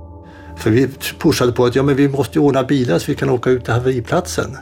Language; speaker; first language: Swedish; native; Swedish